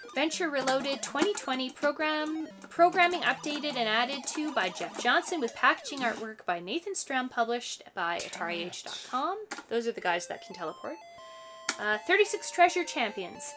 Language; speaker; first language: English; native; English